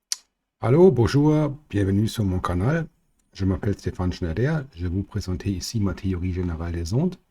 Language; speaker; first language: French; non-native, learner; German